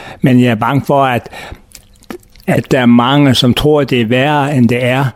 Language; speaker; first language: Danish; native; Danish